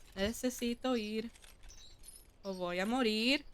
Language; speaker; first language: Spanish; non-native, learner; English